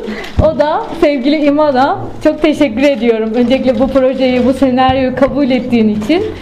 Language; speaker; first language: Turkish; native; Turkish